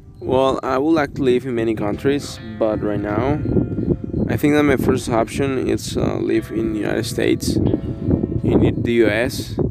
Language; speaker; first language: English; non-native, learner; Spanish